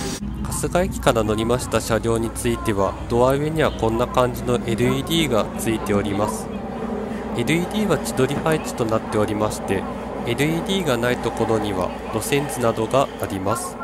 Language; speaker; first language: Japanese; native; Japanese